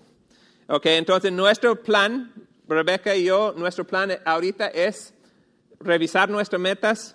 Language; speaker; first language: Spanish; non-native, fluent; English